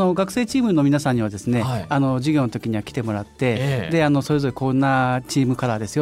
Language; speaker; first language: Japanese; native; Japanese